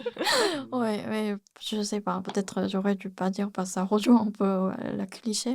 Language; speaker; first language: French; non-native, fluent; Korean